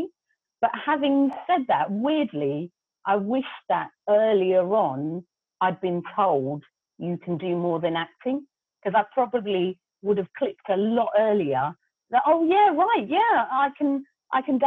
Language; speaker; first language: English; non-native, local second language; Gujarati